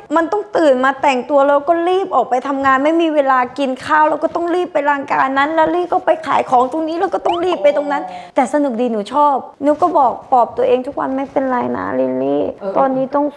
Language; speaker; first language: Thai; early bilingual, other home language; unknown